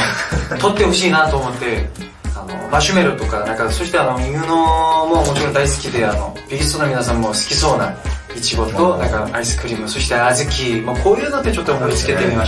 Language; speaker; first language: Japanese; non-native, fluent; Korean